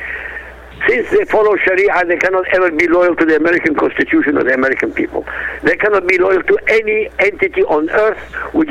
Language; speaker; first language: English; non-native, fluent; Arabic